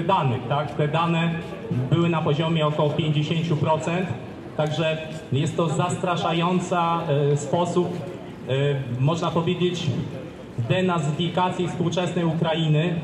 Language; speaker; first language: Polish; native; Polish